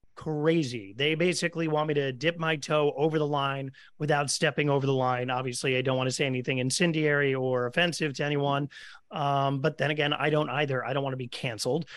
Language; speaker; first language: English; native; English